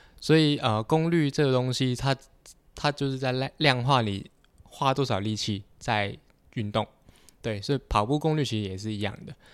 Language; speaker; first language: Chinese; non-native, local second language; Cantonese